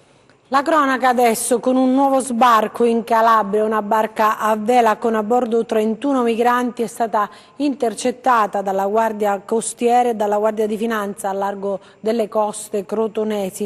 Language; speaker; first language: Italian; native; Italian